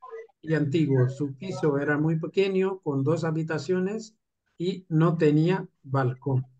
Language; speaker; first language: Spanish; non-native, fluent; Urdu